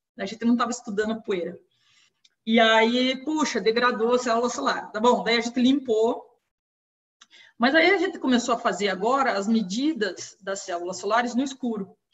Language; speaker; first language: Portuguese; native; Portuguese